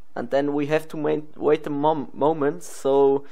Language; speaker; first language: English; non-native, learner; Swiss German